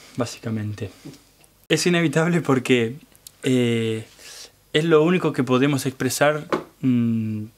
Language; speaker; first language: Spanish; native; Spanish